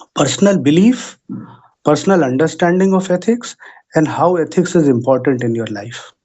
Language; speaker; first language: English; non-native, local second language; Hindi